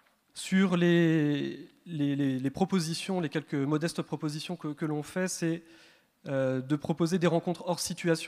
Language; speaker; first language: French; native; French